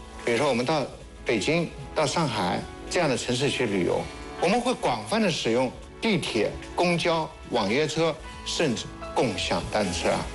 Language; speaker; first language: Chinese; native; Chinese